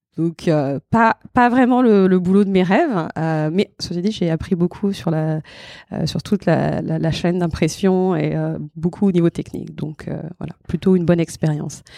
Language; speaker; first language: French; early bilingual, other home language; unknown